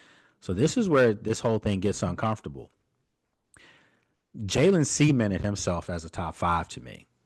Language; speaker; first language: English; native; English